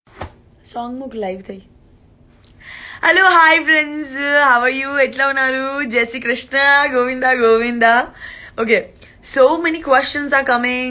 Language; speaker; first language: Telugu; non-native, learner; Gujarati